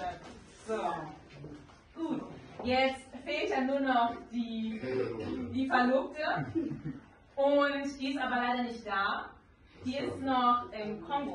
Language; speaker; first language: German; early bilingual, other home language; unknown